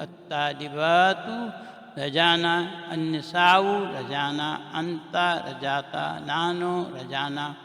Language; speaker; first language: Arabic; non-native, fluent; Urdu